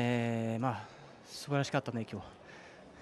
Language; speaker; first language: Japanese; non-native, fluent; French